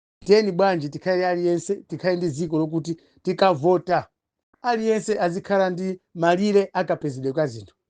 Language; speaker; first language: Nyanja; non-native, local second language; Tumbuka